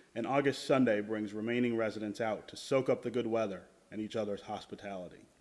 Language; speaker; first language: English; native; English